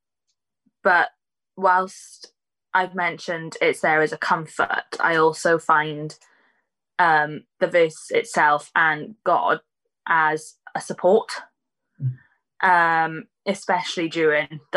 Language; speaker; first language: English; native; English